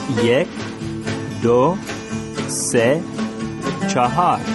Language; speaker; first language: Persian; non-native, learner; English